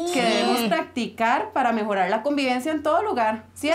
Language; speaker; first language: Spanish; native; Spanish